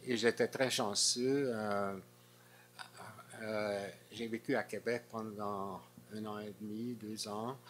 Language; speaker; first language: French; non-native, fluent; Hungarian